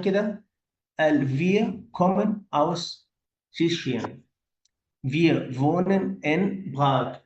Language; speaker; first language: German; non-native, fluent; Arabic